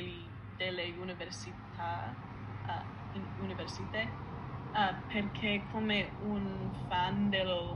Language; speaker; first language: Italian; non-native, learner; English